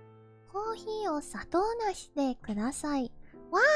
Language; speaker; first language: Japanese; non-native, learner; English